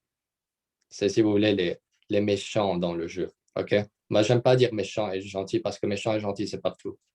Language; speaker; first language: French; non-native, local second language; Arabic